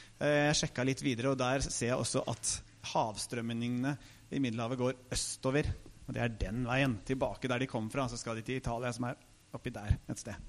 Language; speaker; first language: Norwegian; native; Norwegian